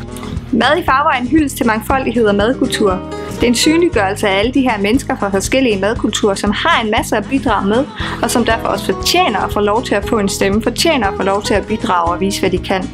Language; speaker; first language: Danish; native; Danish